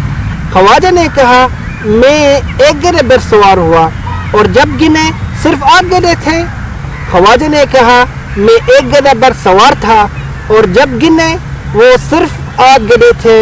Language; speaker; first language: Hindi; non-native, fluent; Arabic